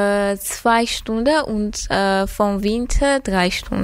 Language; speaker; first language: German; non-native, learner; Armenian